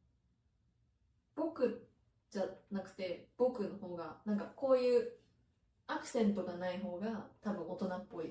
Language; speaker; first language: Japanese; native; Japanese